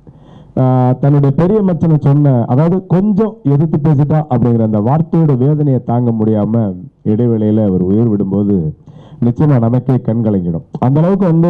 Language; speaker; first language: Tamil; native; Tamil